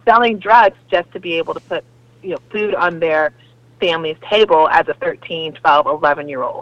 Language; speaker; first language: English; native; English